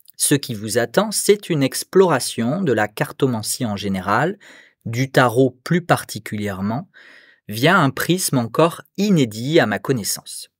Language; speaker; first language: French; native; French